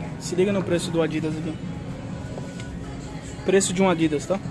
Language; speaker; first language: Portuguese; native; Portuguese